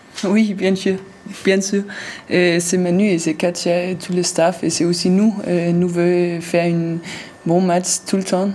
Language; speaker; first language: French; non-native, learner; Danish